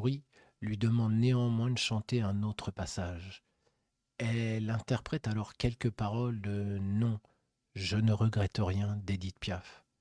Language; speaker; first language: French; native; French